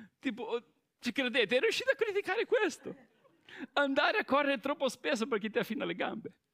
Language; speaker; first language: Italian; non-native, fluent; Portuguese